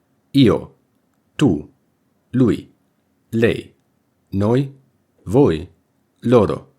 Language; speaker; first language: Italian; non-native, learner; English